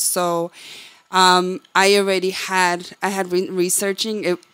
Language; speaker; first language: English; early bilingual, other home language; Spanish